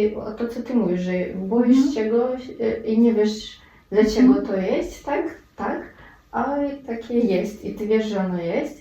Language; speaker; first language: Polish; non-native, fluent; Russian